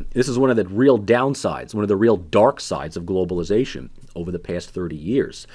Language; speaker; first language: English; native; English